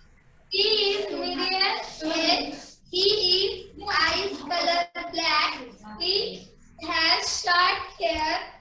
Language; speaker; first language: English; non-native, learner; Marathi